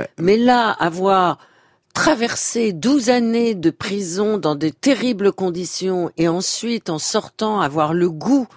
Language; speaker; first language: French; native; French